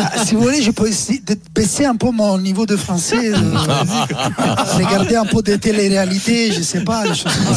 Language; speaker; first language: French; non-native, fluent; Italian